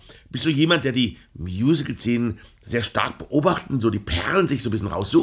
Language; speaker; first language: German; native; German